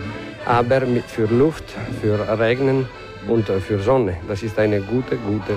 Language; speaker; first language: German; non-native, learner; Italian